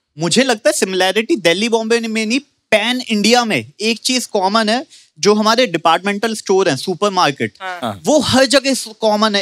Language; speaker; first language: Hindi; native; Hindi